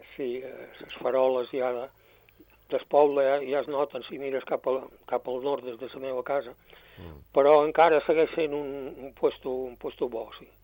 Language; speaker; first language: Catalan; native; Catalan